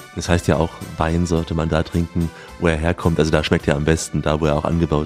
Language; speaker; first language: German; native; German